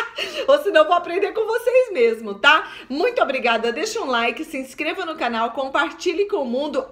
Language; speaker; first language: Portuguese; native; Portuguese